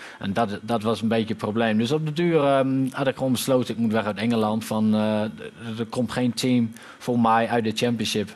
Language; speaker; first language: Dutch; native; Dutch